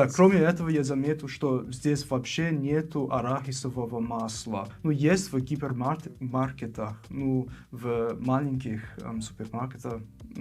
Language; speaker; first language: Russian; non-native, fluent; English